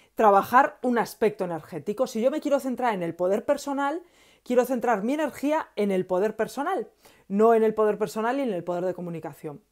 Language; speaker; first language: Spanish; native; Spanish